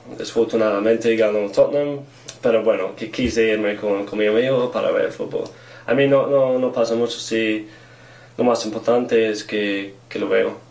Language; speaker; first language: Spanish; non-native, learner; English